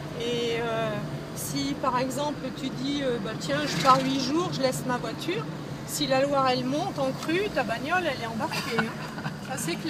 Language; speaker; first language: French; native; French